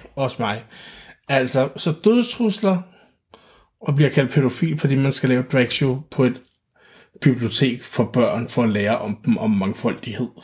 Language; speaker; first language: Danish; native; Danish